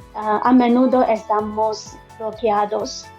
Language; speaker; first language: Spanish; non-native, learner; Chinese